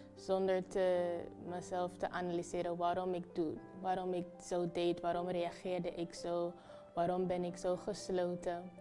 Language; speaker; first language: Dutch; non-native, local second language; Papiamento